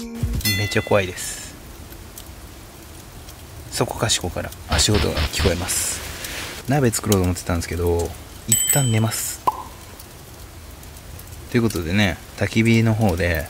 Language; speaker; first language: Japanese; native; Japanese